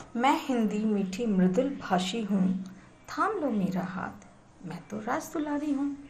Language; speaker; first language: Hindi; native; Hindi